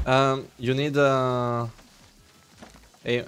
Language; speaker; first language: English; non-native, learner; French